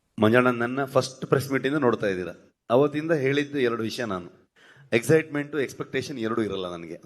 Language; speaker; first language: Kannada; native; Kannada